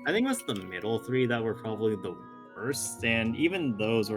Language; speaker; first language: English; native; English